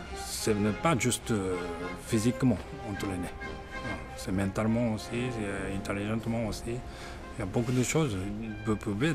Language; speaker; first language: French; non-native, learner; Japanese